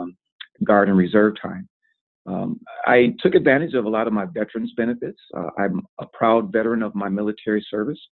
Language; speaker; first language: English; native; English